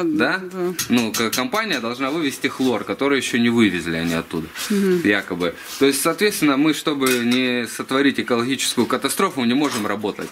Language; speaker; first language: Russian; native; Russian